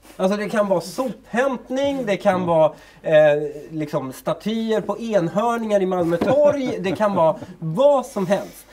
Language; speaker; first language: Swedish; early bilingual, other home language; Persian